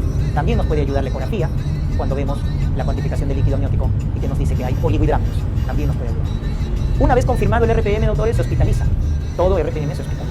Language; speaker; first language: Spanish; native; Spanish